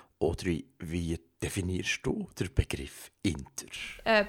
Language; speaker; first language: German; native; German